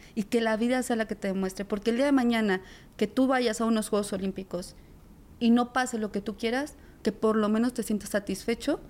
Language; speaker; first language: Spanish; native; Spanish